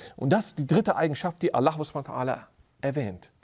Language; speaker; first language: German; native; German